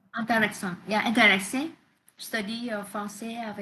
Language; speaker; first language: French; non-native, learner; Vietnamese